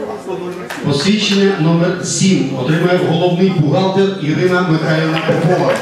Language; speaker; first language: Ukrainian; native; Ukrainian